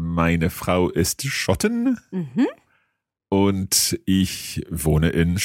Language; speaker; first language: German; non-native, learner; English